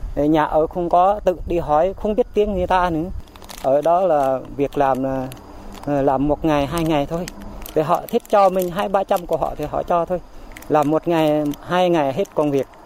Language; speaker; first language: Vietnamese; non-native, local second language; Jarai